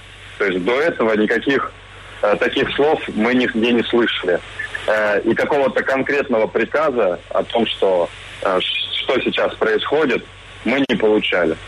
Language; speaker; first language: Russian; native; Russian